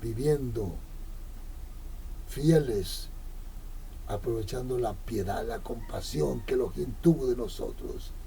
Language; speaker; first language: Spanish; native; Spanish